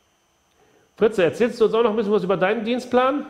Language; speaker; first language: German; native; German